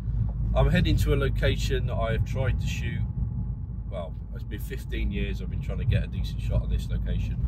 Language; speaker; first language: English; native; English